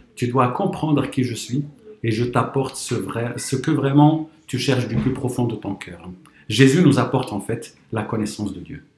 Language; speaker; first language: French; non-native, local second language; Arabic